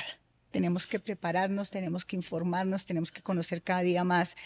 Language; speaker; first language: Spanish; native; Spanish